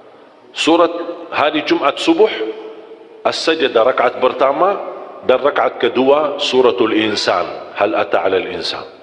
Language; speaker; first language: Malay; non-native, fluent; Arabic